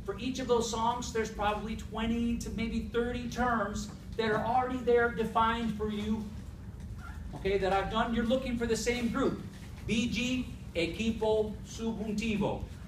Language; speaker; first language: English; native; English